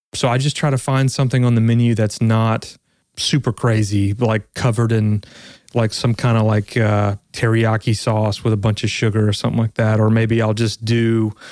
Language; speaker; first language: English; native; English